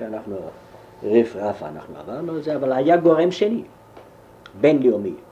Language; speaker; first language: Hebrew; non-native, fluent; German